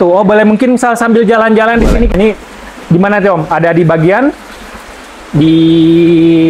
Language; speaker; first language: Indonesian; native; Indonesian